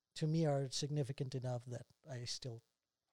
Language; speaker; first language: English; non-native, fluent; Spanish